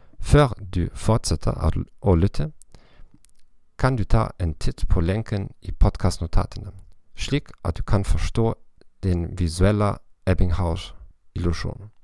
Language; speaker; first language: Norwegian; non-native, learner; German